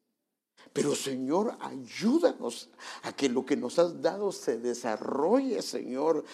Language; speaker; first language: Spanish; native; Spanish